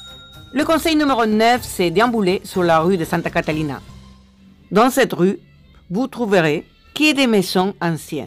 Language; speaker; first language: French; non-native, fluent; Spanish